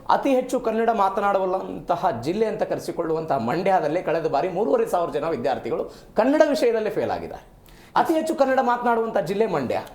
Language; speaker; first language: Kannada; native; Kannada